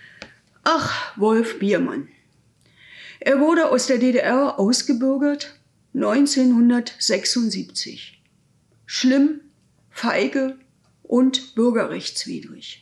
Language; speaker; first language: German; native; German